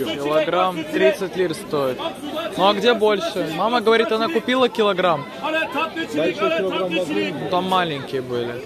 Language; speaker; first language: Russian; early bilingual, heritage; Russian